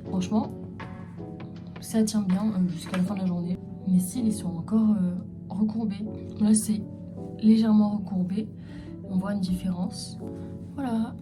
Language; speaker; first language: French; native; French